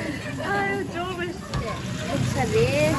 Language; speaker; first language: Chinese; non-native, learner; Tibetan